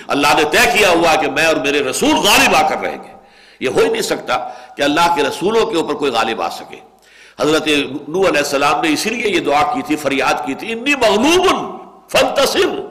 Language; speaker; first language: Urdu; native; Urdu